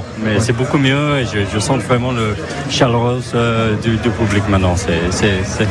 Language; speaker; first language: French; non-native, fluent; English